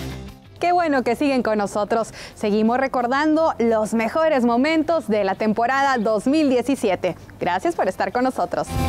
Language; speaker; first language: Spanish; native; Spanish